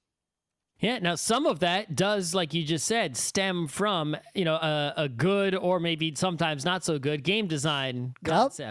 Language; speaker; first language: English; native; English